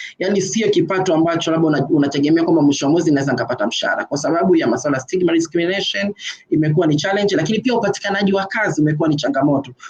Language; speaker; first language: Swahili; native; Swahili